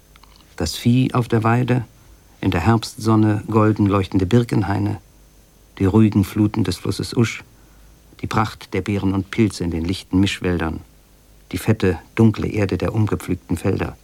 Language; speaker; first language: German; native; German